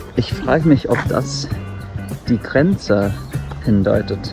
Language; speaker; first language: German; non-native, fluent; English